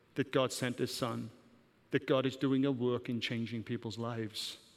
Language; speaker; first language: English; native; English